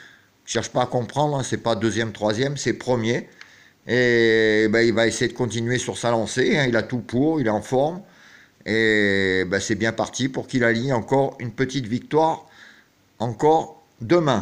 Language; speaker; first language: French; native; French